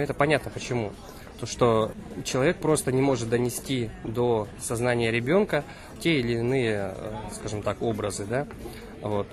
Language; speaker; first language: Russian; non-native, local second language; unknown